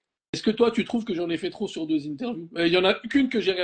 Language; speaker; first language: French; native; French